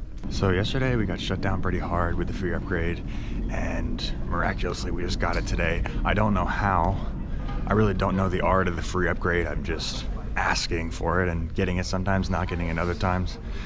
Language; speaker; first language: English; native; English